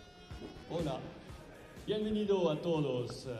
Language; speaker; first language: Spanish; non-native, fluent; French